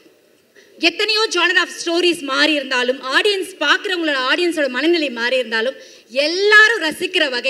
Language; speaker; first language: Tamil; native; Tamil